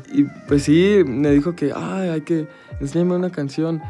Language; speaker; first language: Spanish; early bilingual, heritage; Spanish